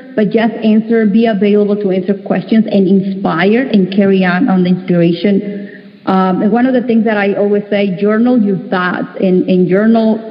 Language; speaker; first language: English; non-native, fluent; Spanish